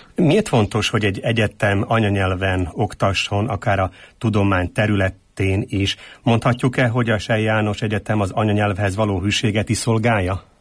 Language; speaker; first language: Hungarian; native; Hungarian